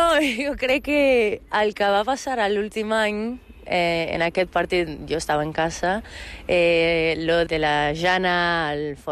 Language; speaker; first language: Catalan; non-native, fluent; Portuguese